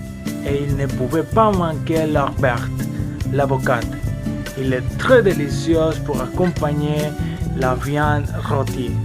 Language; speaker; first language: French; non-native, learner; Spanish